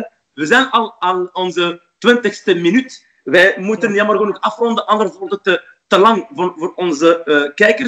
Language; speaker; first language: Dutch; non-native, fluent; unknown